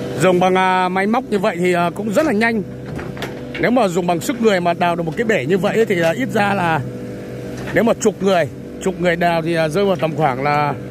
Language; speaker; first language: Vietnamese; non-native, local second language; Hmong